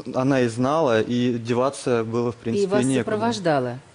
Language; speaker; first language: Russian; native; Russian